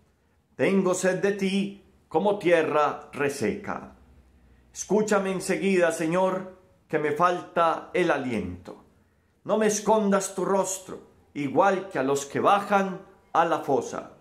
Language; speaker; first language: Spanish; native; Spanish